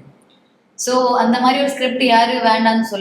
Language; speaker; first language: Tamil; non-native, learner; Malayalam